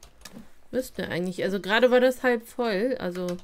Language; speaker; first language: German; native; German